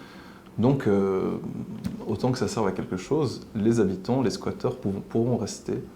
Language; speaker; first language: French; native; French